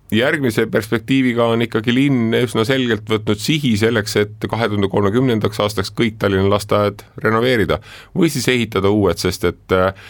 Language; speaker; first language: Estonian; native; Estonian